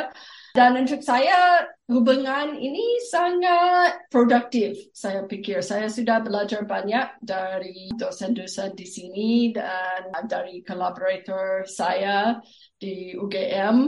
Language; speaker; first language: Indonesian; non-native, fluent; English